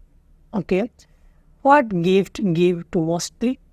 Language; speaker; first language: English; non-native, learner; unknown